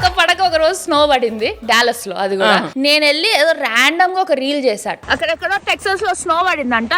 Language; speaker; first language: Telugu; native; Telugu